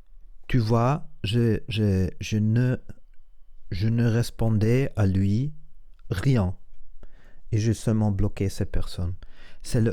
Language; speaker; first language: French; non-native, learner; Spanish